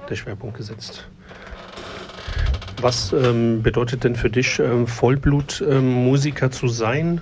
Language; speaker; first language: German; native; German